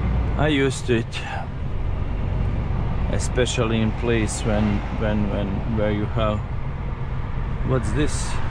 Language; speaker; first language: English; non-native, learner; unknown